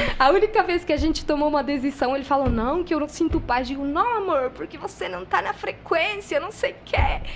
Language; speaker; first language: Portuguese; non-native, fluent; Spanish